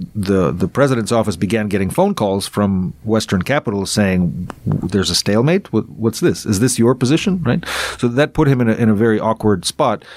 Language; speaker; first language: English; non-native, fluent; Russian